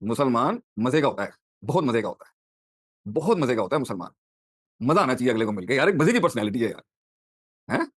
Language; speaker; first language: Urdu; native; Urdu